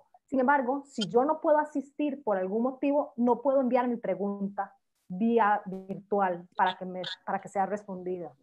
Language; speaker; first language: Spanish; native; Spanish